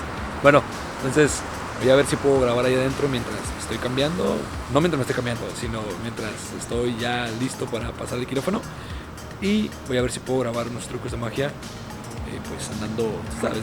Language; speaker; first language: Spanish; native; Spanish